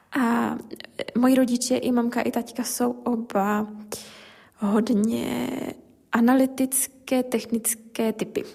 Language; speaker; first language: Czech; native; Czech